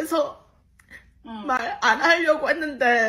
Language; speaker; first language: Korean; early bilingual, heritage; English